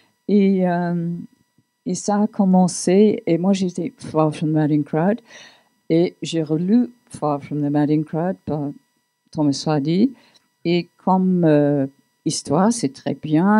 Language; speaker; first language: French; non-native, fluent; English